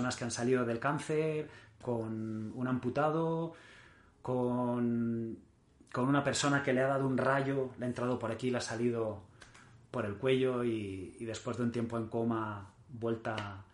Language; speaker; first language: Spanish; native; Spanish